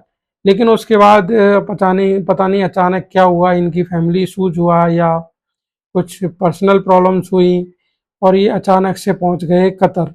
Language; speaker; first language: Hindi; native; Hindi